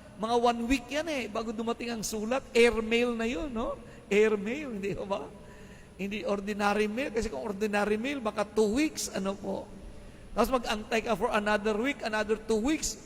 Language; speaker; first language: Filipino; non-native, local second language; Hiligaynon